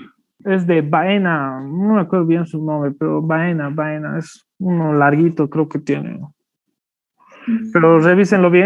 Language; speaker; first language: Spanish; native; Spanish